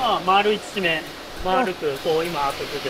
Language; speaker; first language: Japanese; native; Japanese